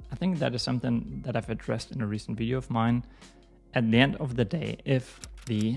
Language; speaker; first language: English; non-native, fluent; German